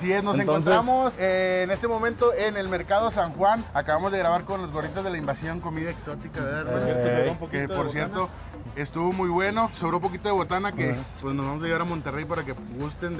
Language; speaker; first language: Spanish; native; Spanish